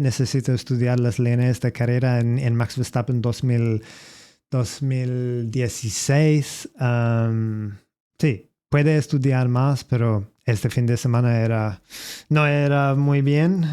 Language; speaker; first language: Spanish; non-native, learner; English